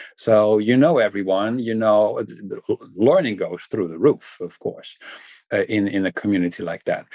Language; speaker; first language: English; non-native, fluent; Dutch